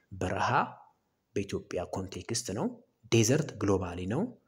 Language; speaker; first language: English; non-native, local second language; Amharic